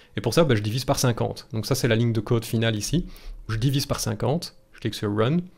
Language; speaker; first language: French; native; French